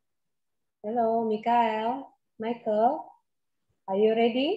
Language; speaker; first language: English; non-native, fluent; Indonesian